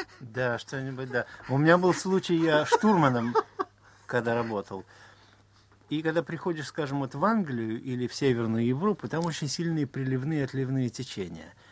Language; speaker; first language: Russian; native; Russian